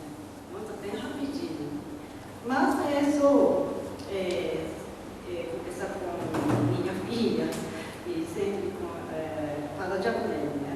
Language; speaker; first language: Portuguese; non-native, learner; Japanese